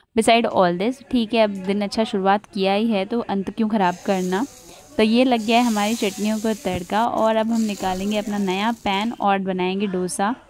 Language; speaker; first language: Hindi; native; Hindi